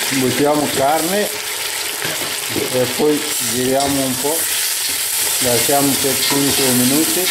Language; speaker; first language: Italian; non-native, learner; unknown